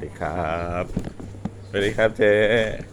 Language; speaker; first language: Thai; native; Thai